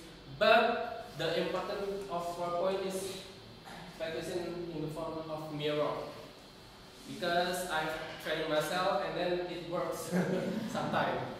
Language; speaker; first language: English; non-native, learner; Indonesian